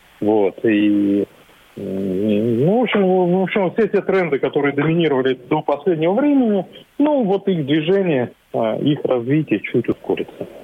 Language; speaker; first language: Russian; native; Russian